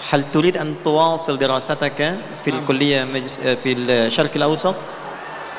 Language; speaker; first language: Arabic; non-native, fluent; Indonesian